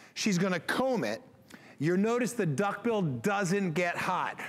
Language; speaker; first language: English; native; English